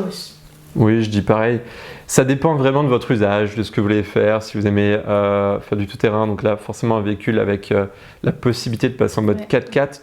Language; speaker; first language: French; native; French